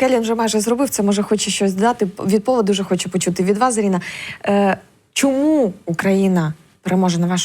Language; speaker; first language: Ukrainian; native; Ukrainian